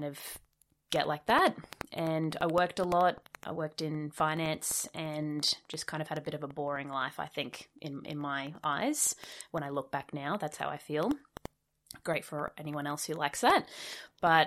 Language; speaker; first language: English; native; English